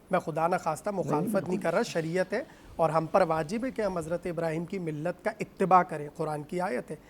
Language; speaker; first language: Urdu; native; Urdu